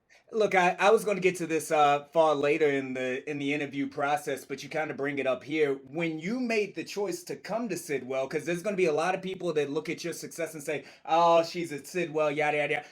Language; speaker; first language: English; native; English